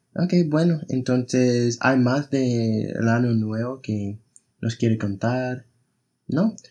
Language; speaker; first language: Spanish; non-native, fluent; English